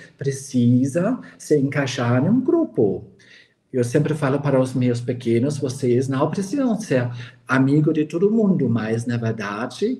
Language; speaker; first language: Portuguese; non-native, fluent; German